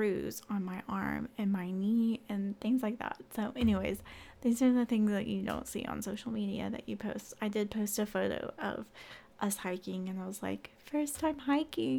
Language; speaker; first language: English; native; English